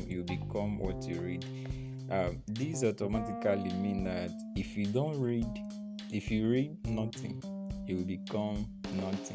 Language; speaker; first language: English; non-native, local second language; Yoruba